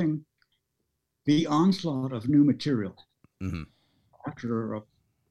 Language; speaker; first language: English; early bilingual, other home language; Norwegian